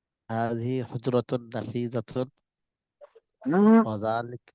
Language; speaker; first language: Arabic; non-native, learner; Bangla